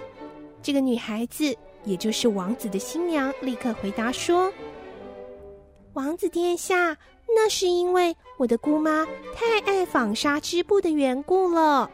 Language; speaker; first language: Chinese; native; Chinese